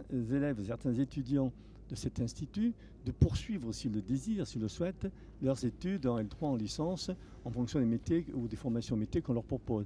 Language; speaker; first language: French; native; French